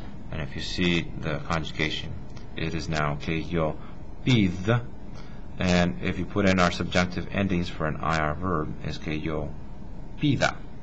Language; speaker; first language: English; native; English